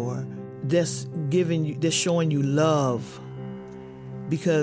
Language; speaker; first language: English; native; English